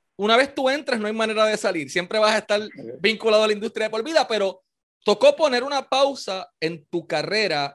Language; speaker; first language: Spanish; native; Spanish